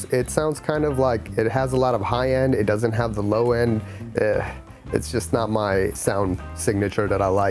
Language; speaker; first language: English; native; English